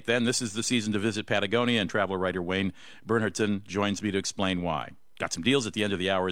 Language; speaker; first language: English; native; English